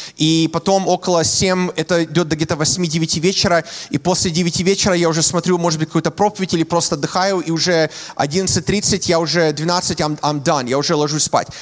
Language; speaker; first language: Russian; early bilingual, heritage; Russian